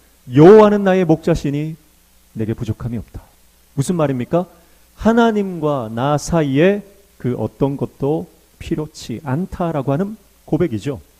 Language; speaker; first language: Korean; native; Korean